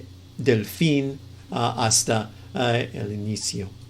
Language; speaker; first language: Spanish; non-native, fluent; English